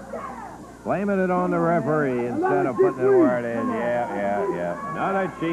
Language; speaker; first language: English; native; English